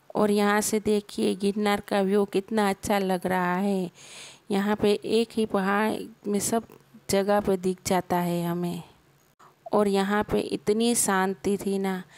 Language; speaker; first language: Hindi; non-native, local second language; Gujarati